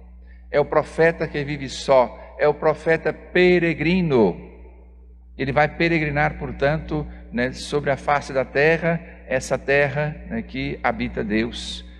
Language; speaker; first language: Portuguese; native; Portuguese